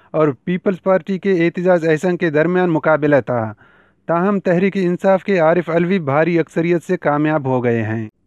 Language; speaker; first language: Urdu; non-native, local second language; Baluchi